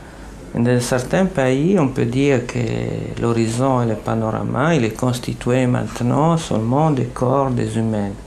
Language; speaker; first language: French; non-native, fluent; Italian